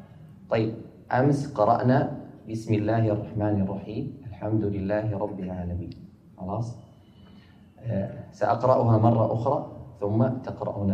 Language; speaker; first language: Arabic; native; Arabic